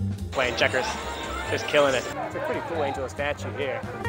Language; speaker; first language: English; native; English